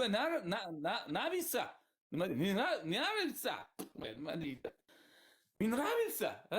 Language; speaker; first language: Russian; non-native, learner; Uzbek